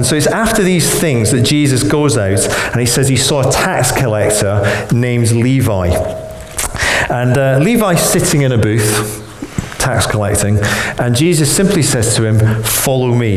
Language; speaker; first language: English; native; English